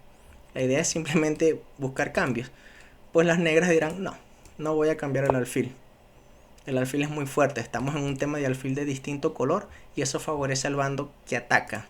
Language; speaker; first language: Spanish; native; Spanish